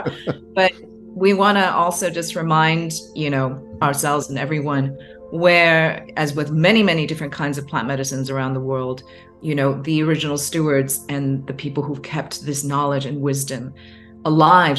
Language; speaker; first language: English; non-native, local second language; Cantonese